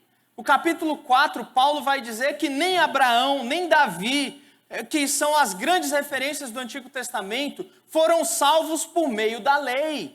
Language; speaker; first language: Portuguese; native; Portuguese